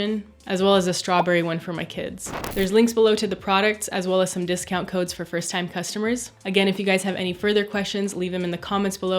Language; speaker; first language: English; native; English